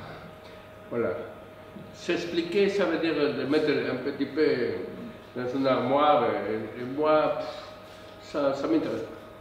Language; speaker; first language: French; non-native, fluent; Spanish